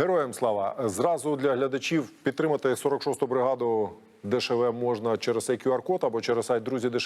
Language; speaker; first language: Ukrainian; native; Ukrainian